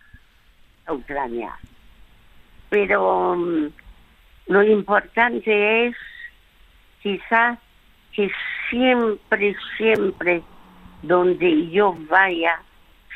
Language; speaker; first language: Spanish; early bilingual, other home language; French